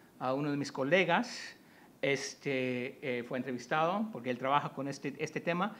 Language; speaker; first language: Spanish; early bilingual, heritage; Spanish